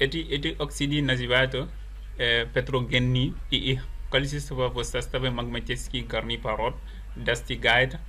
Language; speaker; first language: Russian; non-native, learner; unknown